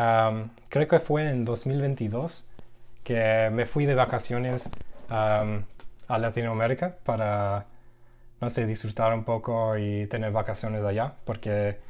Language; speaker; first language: Spanish; non-native, learner; English